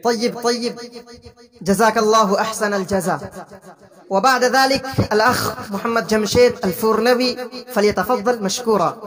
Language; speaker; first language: Arabic; non-native, fluent; Urdu